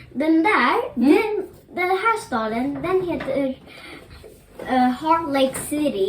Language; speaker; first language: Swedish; early bilingual, other home language; Thai